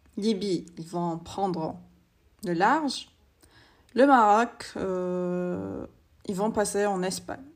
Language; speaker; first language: French; non-native, local second language; Arabic